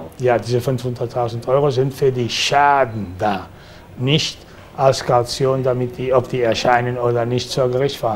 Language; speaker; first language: German; non-native, fluent; Spanish